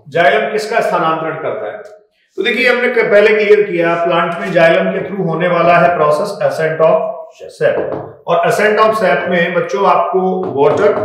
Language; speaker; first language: Hindi; native; Hindi